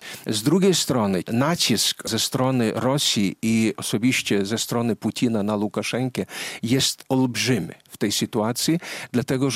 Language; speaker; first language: Polish; non-native, fluent; Lithuanian